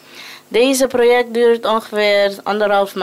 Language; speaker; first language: Dutch; non-native, local second language; Papiamento